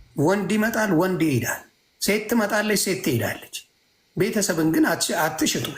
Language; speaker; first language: Amharic; non-native, local second language; Tigrinya